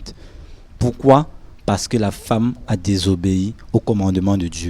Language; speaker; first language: French; non-native, local second language; Lingala